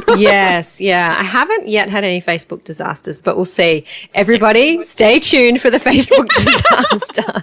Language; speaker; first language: English; native; English